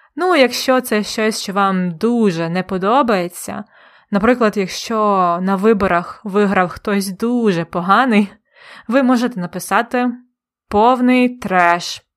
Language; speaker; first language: Ukrainian; native; Ukrainian